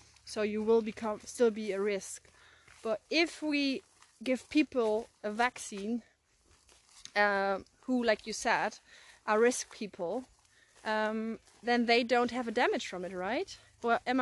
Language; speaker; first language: English; non-native, fluent; German